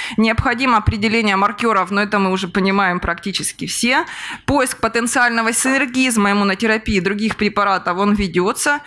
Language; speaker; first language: Russian; native; Russian